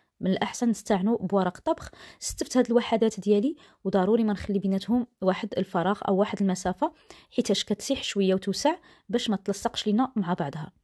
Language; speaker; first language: Arabic; native; Arabic